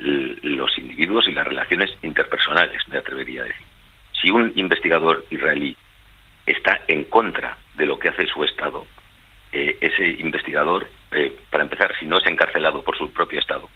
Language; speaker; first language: Spanish; native; Spanish